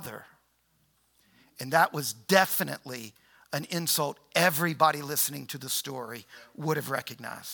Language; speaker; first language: English; native; English